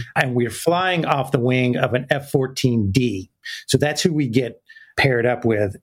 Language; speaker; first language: English; native; English